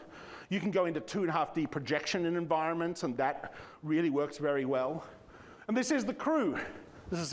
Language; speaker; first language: English; native; English